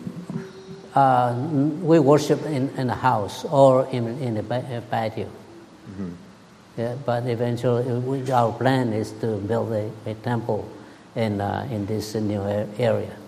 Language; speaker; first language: English; non-native, learner; Spanish